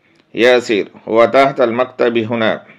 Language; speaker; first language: Arabic; non-native, fluent; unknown